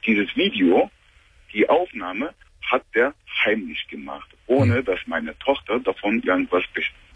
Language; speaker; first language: German; early bilingual, other home language; Turkish